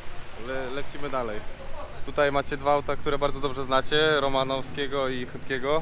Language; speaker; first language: Polish; native; Polish